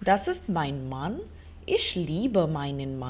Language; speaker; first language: German; non-native, fluent; Hindi